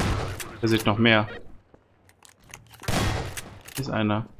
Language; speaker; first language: German; native; German